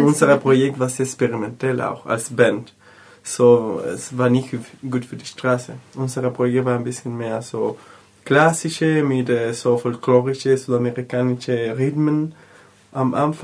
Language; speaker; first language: German; non-native, learner; Spanish